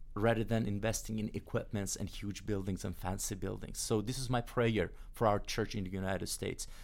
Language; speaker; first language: English; non-native, fluent; Persian